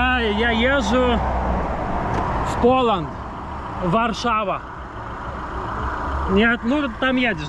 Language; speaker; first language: Russian; non-native, learner; Lithuanian